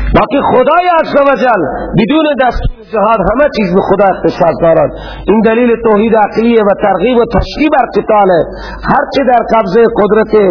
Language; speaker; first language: Persian; native; Persian